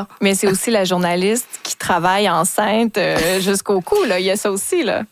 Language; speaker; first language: French; native; French